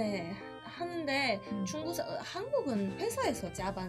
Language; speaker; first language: Korean; non-native, fluent; Chinese